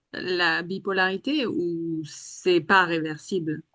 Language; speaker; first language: French; non-native, fluent; Spanish